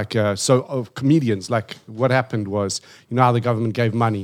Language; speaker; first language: English; native; English